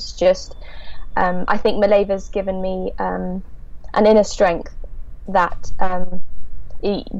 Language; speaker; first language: English; native; English